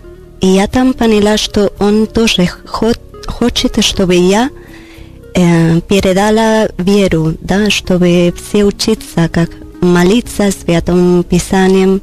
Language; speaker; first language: Russian; non-native, learner; Spanish